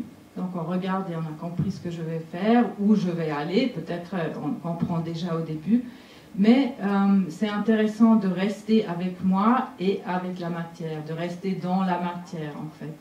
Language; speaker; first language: French; non-native, local second language; German